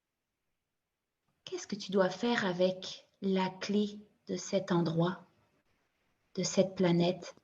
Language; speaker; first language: French; native; French